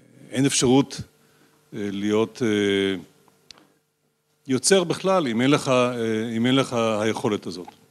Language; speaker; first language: Hebrew; native; Hebrew